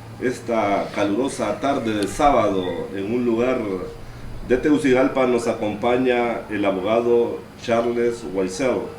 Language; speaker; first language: Spanish; native; Spanish